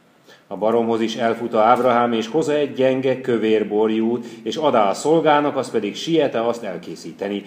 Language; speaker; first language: Hungarian; native; Hungarian